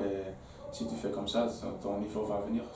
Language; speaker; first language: French; non-native, fluent; Dutch